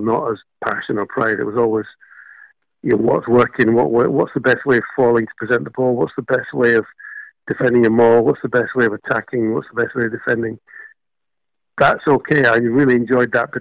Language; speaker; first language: English; native; English